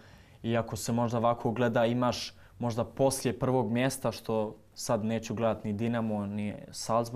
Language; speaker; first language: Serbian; early bilingual, heritage; Croatian